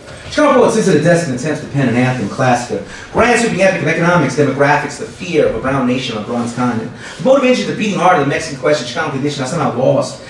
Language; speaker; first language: English; native; English